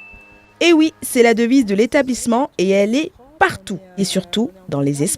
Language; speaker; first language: French; native; French